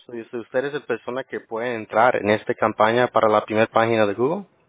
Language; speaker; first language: Spanish; early bilingual, other home language; English